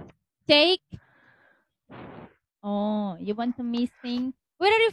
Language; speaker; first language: English; non-native, learner; Indonesian